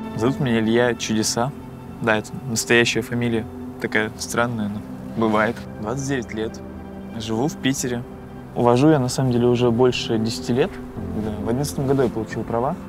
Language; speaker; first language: Russian; native; Russian